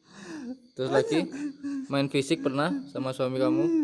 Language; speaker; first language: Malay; non-native, local second language; Javanese